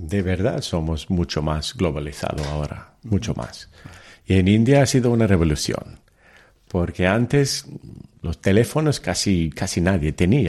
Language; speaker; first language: Spanish; early bilingual, heritage; Telugu